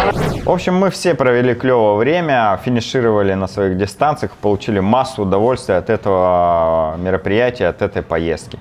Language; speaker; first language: Russian; native; Russian